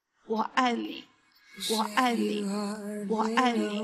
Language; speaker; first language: Chinese; non-native, fluent; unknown